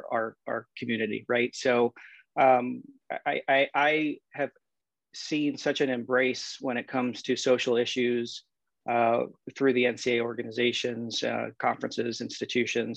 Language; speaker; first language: English; native; English